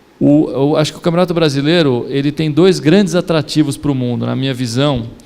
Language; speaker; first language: Portuguese; native; Portuguese